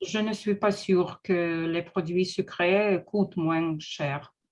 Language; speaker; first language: French; non-native, learner; Russian